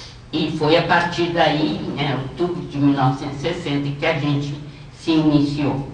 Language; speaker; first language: Portuguese; native; Portuguese